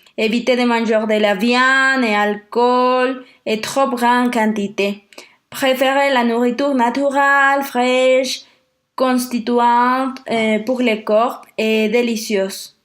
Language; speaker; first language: French; non-native, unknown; Spanish